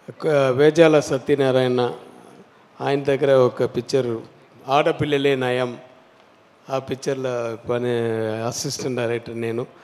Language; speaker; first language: Telugu; non-native, learner; Tamil